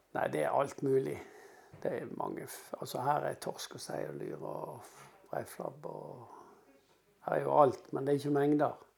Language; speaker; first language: Norwegian; native; Norwegian